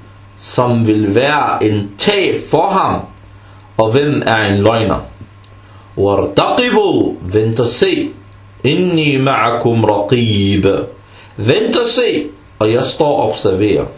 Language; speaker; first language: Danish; early bilingual, other home language; Arabic